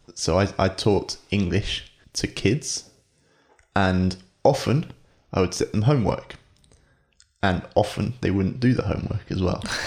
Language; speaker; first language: English; native; English